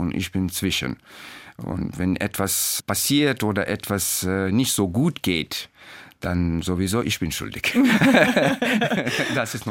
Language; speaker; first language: German; non-native, learner; Persian